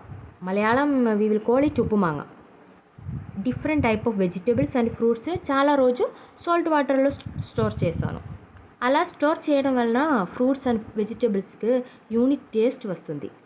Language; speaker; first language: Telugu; non-native, learner; Malayalam